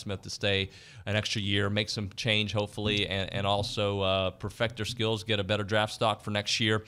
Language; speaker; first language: English; native; English